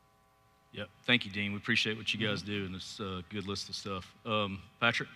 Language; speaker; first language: English; native; English